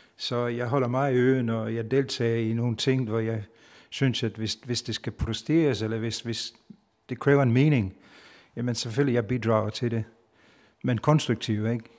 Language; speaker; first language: Danish; non-native, fluent; Italian